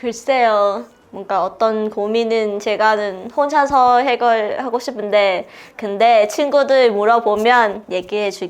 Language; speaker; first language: Korean; non-native, learner; Portuguese